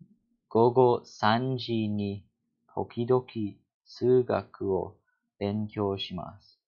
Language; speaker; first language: Japanese; non-native, learner; English